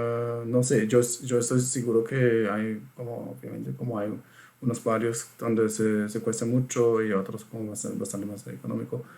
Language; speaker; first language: Spanish; non-native, fluent; German